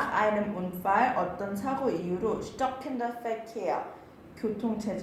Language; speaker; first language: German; non-native, learner; Korean